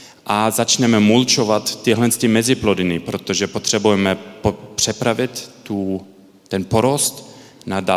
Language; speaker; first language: Czech; early bilingual, heritage; Czech